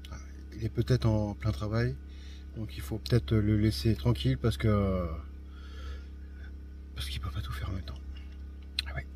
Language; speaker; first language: French; native; French